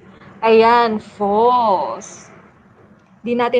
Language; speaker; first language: Filipino; native; Filipino